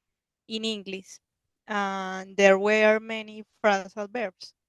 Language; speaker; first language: English; non-native, learner; Spanish